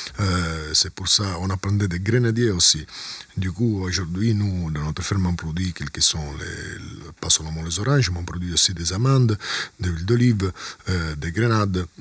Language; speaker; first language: French; non-native, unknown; Italian